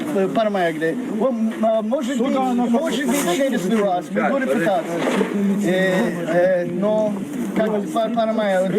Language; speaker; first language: Russian; non-native, learner; English